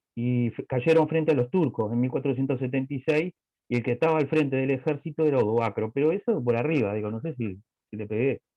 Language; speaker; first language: Spanish; native; Spanish